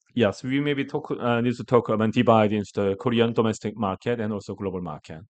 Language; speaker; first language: English; non-native, learner; Korean